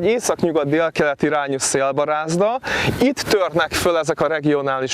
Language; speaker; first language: Hungarian; native; Hungarian